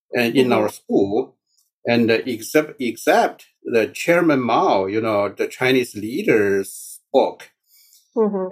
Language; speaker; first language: English; non-native, learner; Chinese